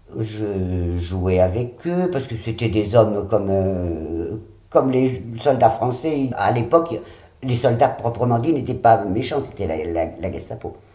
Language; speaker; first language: French; early bilingual, other home language; Catalan